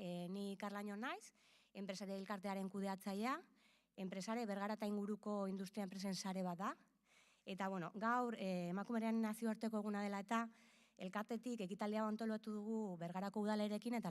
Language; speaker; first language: Basque; native; Basque